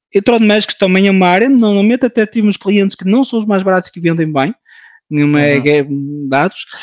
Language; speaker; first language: Portuguese; early bilingual, heritage; Portuguese